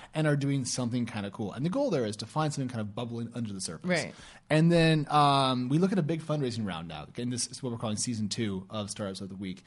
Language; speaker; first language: English; native; English